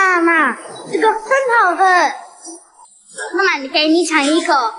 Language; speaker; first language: Chinese; early bilingual, heritage; Chinese